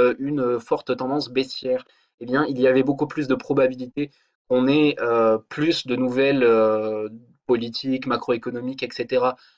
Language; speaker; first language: French; native; French